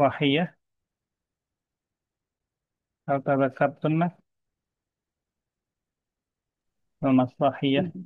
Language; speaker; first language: Arabic; non-native, fluent; Indonesian